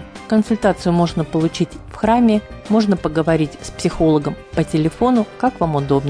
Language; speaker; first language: Russian; native; Russian